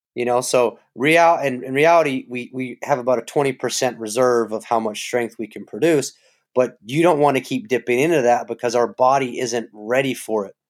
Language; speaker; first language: English; native; English